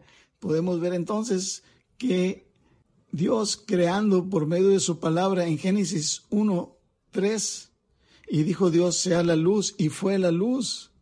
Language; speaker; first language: Spanish; native; Spanish